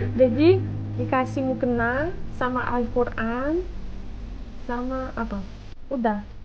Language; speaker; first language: Indonesian; non-native, fluent; Russian